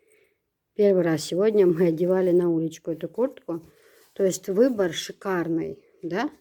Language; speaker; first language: Russian; native; Russian